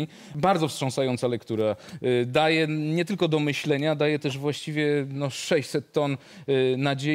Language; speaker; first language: Polish; native; Polish